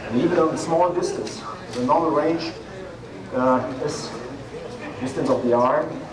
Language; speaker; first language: English; non-native, fluent; German